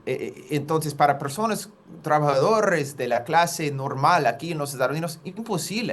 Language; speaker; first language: Spanish; non-native, fluent; English